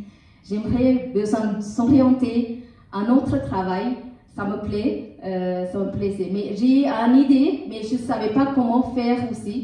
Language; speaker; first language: French; non-native, learner; Tamil